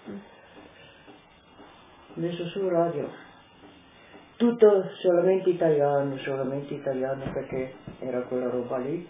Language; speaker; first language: Italian; non-native, local second language; Slovenian